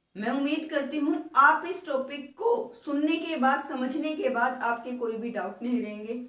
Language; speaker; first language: Hindi; native; Hindi